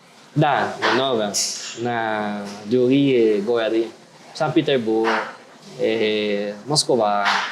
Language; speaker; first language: Russian; non-native, learner; Spanish